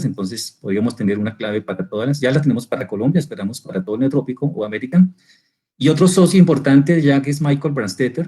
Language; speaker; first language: Spanish; native; Spanish